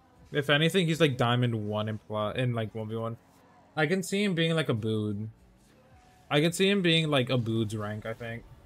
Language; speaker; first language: English; early bilingual, other home language; Spanish